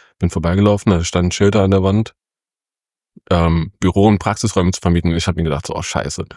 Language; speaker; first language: German; early bilingual, other home language; Kurdish